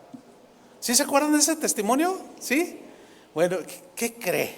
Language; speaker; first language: Spanish; native; Spanish